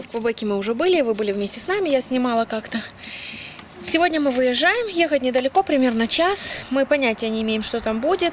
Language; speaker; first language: Russian; native; Russian